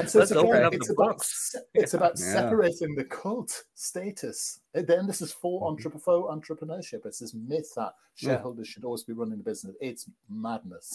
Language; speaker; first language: English; native; English